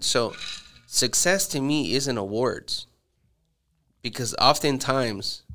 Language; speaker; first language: English; early bilingual, other home language; Spanish